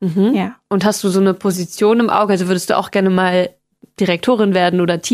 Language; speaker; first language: German; native; German